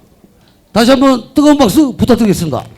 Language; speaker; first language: Korean; native; Korean